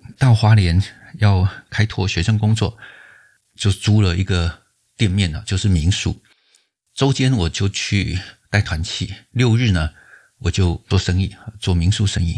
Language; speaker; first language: Chinese; native; Chinese